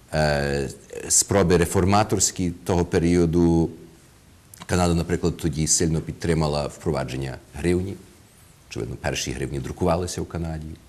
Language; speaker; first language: Ukrainian; early bilingual, heritage; Ukrainian